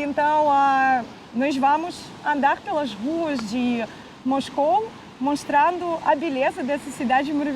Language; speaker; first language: Portuguese; non-native, fluent; Russian